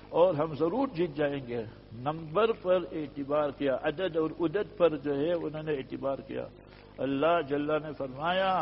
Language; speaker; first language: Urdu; non-native, fluent; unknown